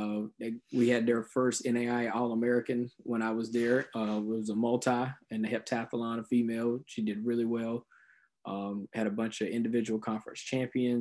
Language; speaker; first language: English; native; English